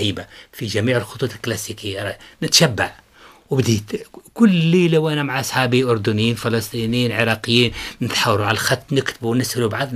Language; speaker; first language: Arabic; native; Arabic